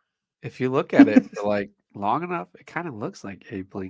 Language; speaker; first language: English; native; English